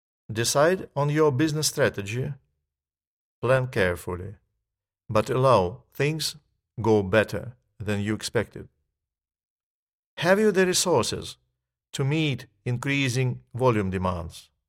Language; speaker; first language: English; non-native, fluent; Russian